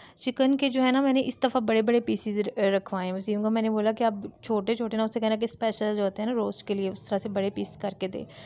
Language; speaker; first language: Hindi; native; Hindi